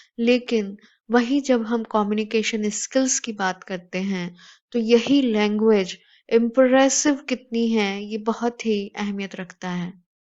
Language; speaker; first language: Urdu; native; Urdu